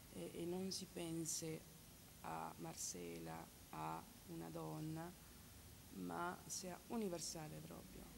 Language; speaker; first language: Italian; non-native, fluent; Spanish